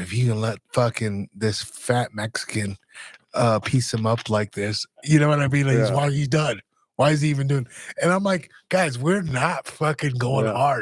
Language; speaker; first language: English; native; English